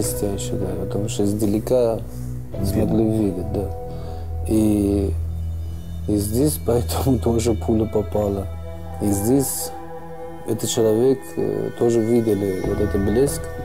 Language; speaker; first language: Russian; non-native, learner; Persian